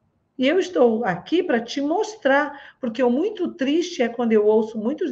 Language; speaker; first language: Portuguese; native; Portuguese